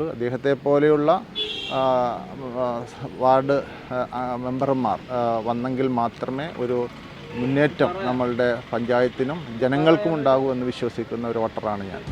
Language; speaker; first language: Malayalam; native; Malayalam